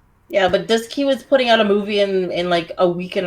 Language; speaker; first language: English; native; English